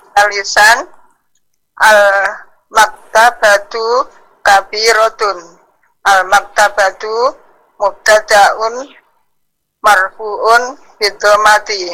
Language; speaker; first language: Arabic; non-native, learner; Indonesian